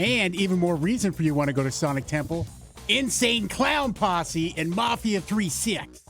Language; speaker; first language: English; native; English